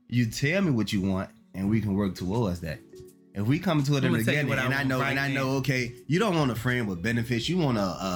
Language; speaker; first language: English; native; English